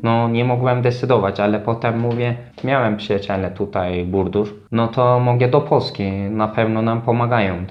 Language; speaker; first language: Polish; non-native, learner; Turkish